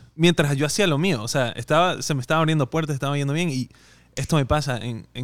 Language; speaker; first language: Spanish; native; Spanish